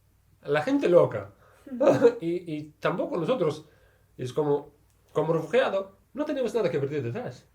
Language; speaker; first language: Spanish; non-native, learner; Arabic